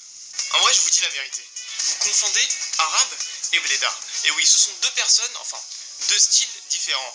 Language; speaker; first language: French; native; French